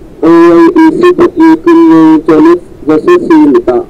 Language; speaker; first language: Korean; non-native, learner; Vietnamese